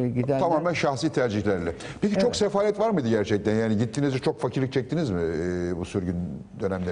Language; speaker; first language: Turkish; native; Turkish